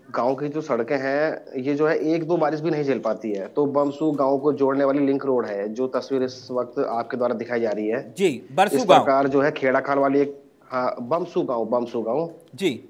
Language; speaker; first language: Hindi; native; Hindi